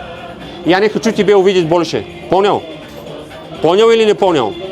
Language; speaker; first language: Russian; non-native, learner; Bulgarian